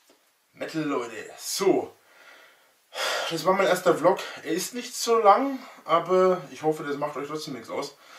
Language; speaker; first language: German; native; German